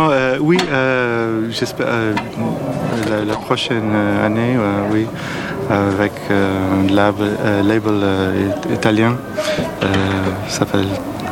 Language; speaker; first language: French; non-native, learner; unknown